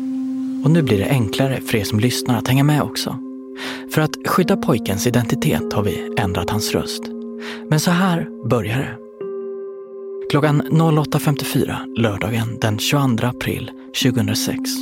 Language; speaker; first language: Swedish; native; Swedish